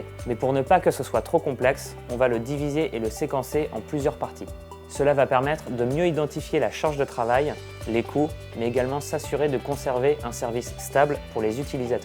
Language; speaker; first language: French; native; French